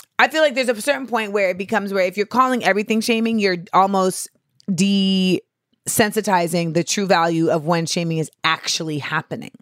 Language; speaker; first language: English; native; English